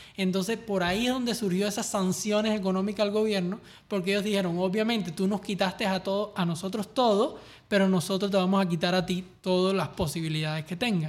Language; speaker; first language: Spanish; native; Spanish